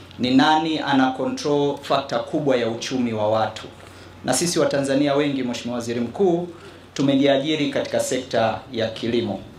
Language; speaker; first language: Swahili; native; Swahili